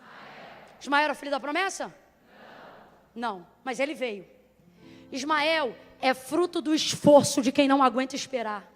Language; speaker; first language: Portuguese; native; Portuguese